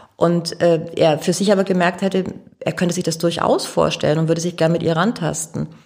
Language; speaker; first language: German; native; German